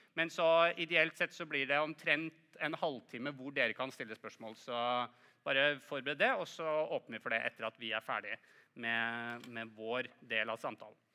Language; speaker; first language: Norwegian; native; Norwegian